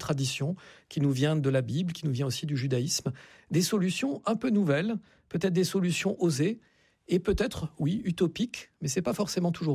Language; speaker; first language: French; native; French